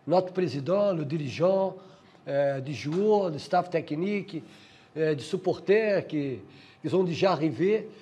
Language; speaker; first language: French; non-native, fluent; Portuguese